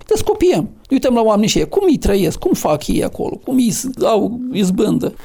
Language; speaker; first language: Romanian; native; Romanian